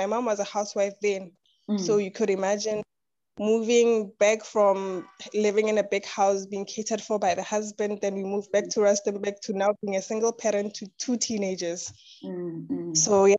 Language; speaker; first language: English; non-native, local second language; Tswana